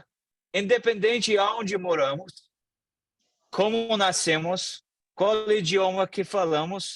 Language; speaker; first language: Portuguese; non-native, fluent; English